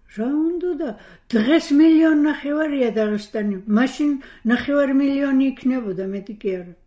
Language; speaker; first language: Georgian; non-native, fluent; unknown